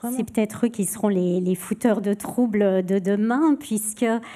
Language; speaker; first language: French; native; French